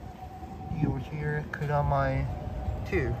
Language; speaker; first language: English; non-native, learner; Japanese